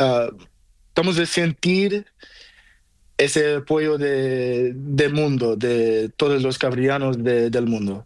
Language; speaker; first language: Spanish; non-native, learner; Portuguese